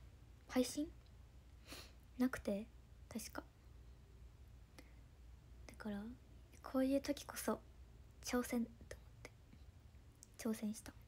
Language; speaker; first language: Japanese; native; Japanese